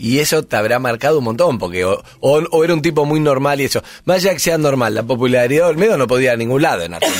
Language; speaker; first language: Spanish; native; Spanish